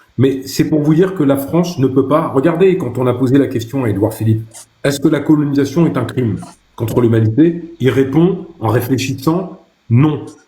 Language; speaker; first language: French; early bilingual, other home language; Arabic